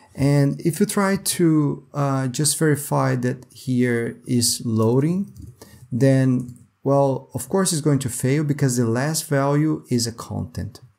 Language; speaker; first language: English; non-native, fluent; Portuguese